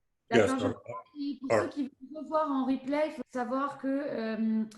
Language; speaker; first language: French; native; French